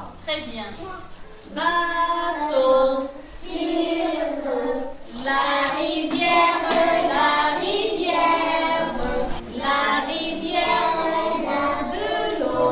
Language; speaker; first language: French; non-native, local second language; Arabic